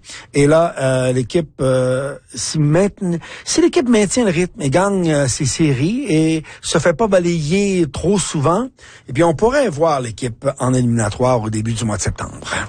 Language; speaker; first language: French; native; French